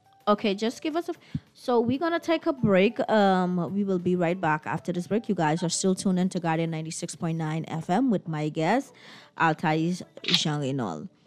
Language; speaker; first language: English; non-native, fluent; Haitian Creole